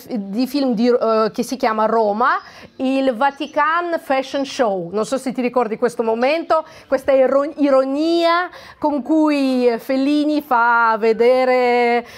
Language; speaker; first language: Italian; non-native, fluent; Russian